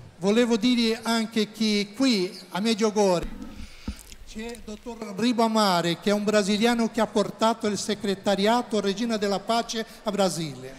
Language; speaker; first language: Italian; non-native, learner; Portuguese